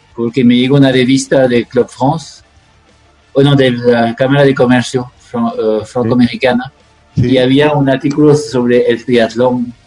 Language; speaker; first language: Spanish; non-native, fluent; French